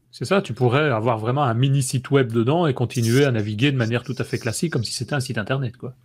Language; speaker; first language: French; native; French